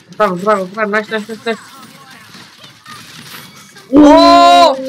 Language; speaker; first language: English; non-native, learner; Indonesian